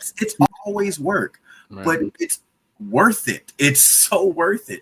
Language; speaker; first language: English; native; English